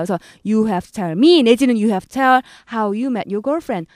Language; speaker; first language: English; non-native, fluent; Korean